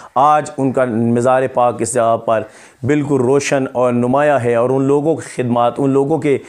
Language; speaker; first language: Urdu; non-native, local second language; Punjabi